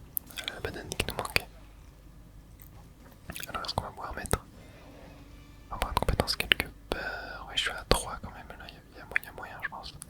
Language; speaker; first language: French; native; French